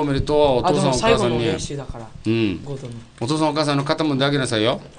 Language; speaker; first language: Japanese; native; Japanese